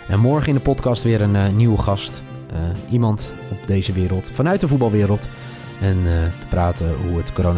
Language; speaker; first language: Dutch; native; Dutch